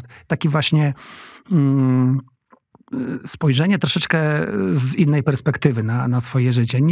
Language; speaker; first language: Polish; native; Polish